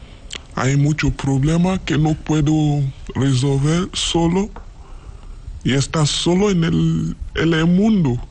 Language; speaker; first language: Spanish; non-native, learner; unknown